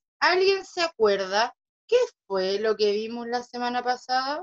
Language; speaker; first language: Spanish; native; Spanish